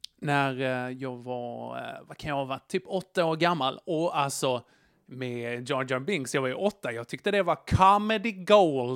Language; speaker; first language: Swedish; native; Swedish